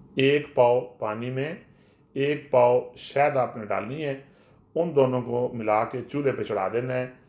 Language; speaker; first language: Urdu; non-native, local second language; Punjabi